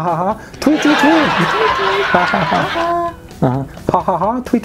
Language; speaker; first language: Korean; non-native, learner; English